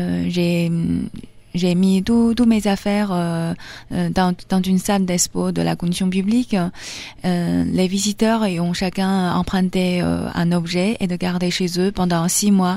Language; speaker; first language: French; non-native, fluent; Chinese